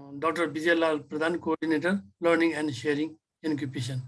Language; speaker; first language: English; non-native, local second language; Nepali